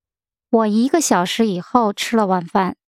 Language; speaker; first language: Chinese; non-native, learner; English